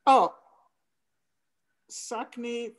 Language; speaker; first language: Arabic; non-native, learner; English